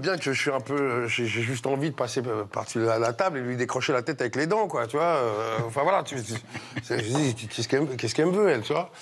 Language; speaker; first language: French; native; French